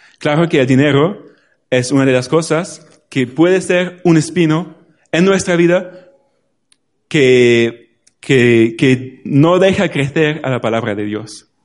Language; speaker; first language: Spanish; non-native, fluent; German